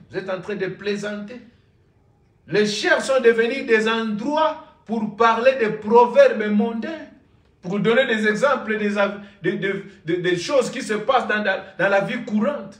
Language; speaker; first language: French; non-native, local second language; Lingala